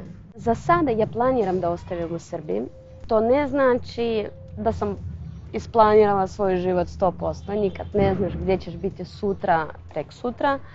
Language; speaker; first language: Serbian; non-native, fluent; Russian